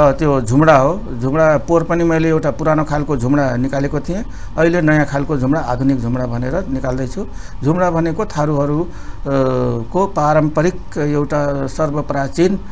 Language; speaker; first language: Nepali; non-native, local second language; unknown